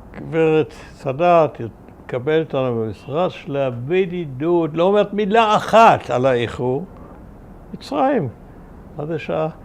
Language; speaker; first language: Hebrew; early bilingual, other home language; German